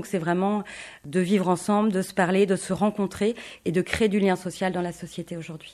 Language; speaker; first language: French; native; French